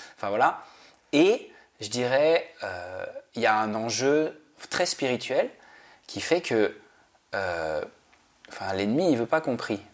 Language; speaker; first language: French; native; French